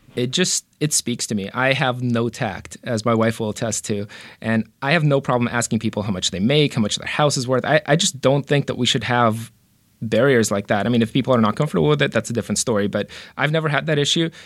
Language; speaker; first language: English; early bilingual, other home language; Romanian